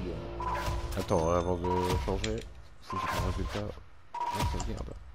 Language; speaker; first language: French; native; French